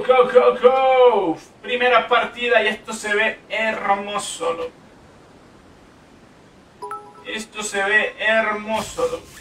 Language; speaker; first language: Spanish; native; Spanish